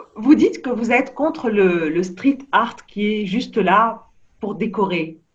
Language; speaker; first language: French; non-native, local second language; Arabic